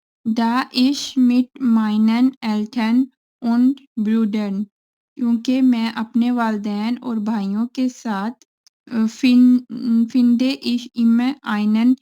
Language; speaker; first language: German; non-native, learner; Urdu